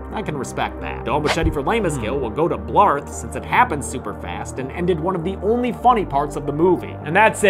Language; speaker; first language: English; native; English